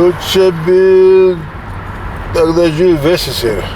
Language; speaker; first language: Russian; non-native, learner; Georgian